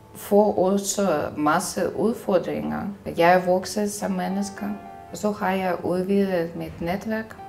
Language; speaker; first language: Danish; non-native, fluent; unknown